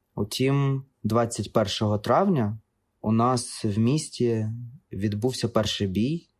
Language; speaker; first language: Ukrainian; non-native, local second language; Russian